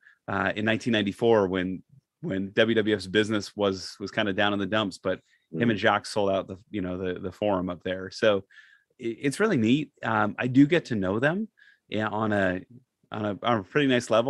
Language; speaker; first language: English; native; English